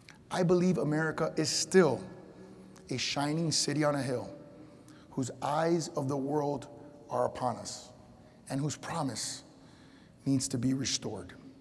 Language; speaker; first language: English; native; English